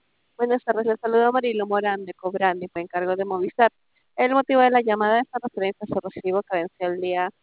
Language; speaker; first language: Spanish; native; Spanish